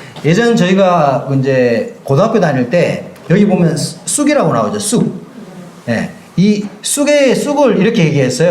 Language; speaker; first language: Korean; native; Korean